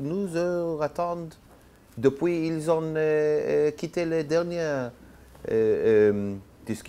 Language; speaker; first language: French; non-native, learner; Hebrew